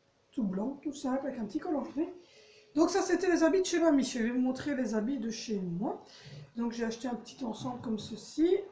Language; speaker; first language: French; native; French